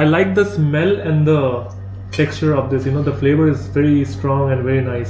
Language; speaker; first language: English; non-native, local second language; Hindi